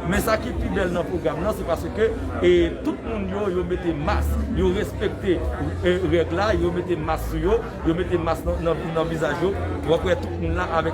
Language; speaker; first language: French; non-native, local second language; Haitian Creole